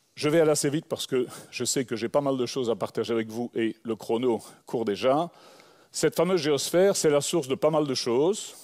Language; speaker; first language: French; native; French